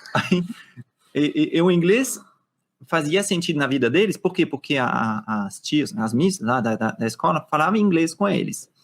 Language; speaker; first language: Portuguese; non-native, fluent; French